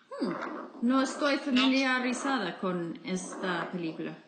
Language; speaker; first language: Spanish; non-native, fluent; English